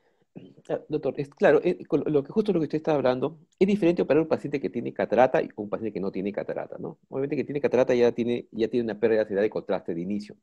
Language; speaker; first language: Spanish; native; Spanish